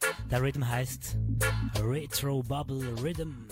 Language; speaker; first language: German; native; German